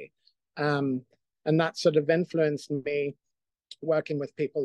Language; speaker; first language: English; native; English